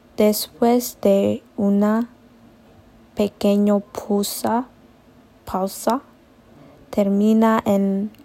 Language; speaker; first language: Spanish; non-native, learner; Amharic